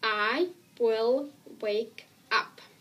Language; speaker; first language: English; non-native, fluent; Russian